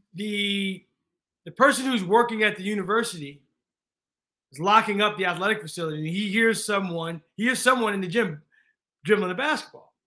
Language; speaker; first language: English; native; English